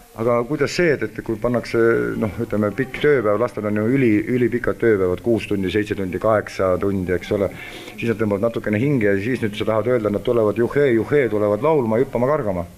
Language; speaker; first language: Estonian; native; Estonian